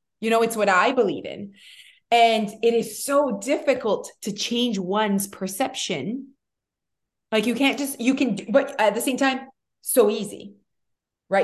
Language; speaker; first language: English; early bilingual, other home language; French